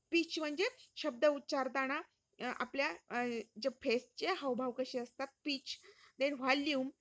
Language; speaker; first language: English; non-native, local second language; Marathi